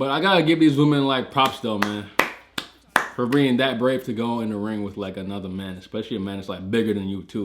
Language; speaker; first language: English; native; English